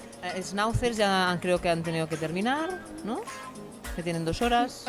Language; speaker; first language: Spanish; native; Spanish